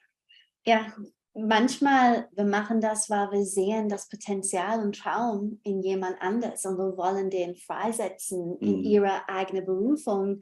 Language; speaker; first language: German; non-native, fluent; English